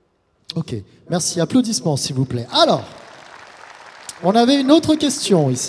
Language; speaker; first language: French; native; French